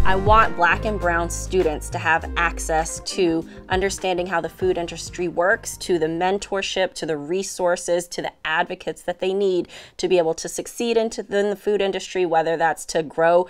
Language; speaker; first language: English; native; English